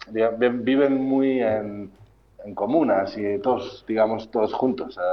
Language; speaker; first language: Spanish; native; Spanish